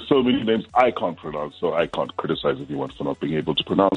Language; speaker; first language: English; non-native, local second language; Xhosa